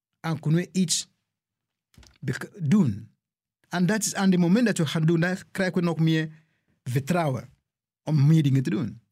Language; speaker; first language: Dutch; non-native, fluent; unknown